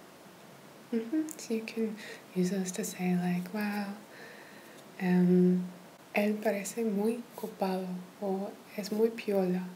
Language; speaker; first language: Spanish; non-native, fluent; English